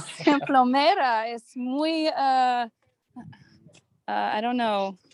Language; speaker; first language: Spanish; non-native, learner; English